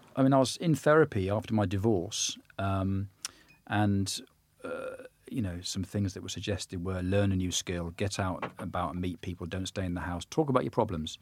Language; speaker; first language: English; native; English